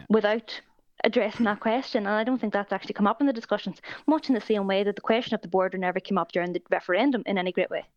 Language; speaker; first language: English; native; English